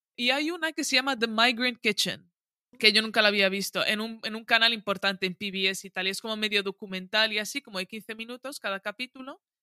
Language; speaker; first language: Spanish; early bilingual, other home language; Arabic